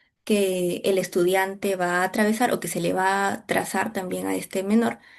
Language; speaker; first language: Spanish; native; Spanish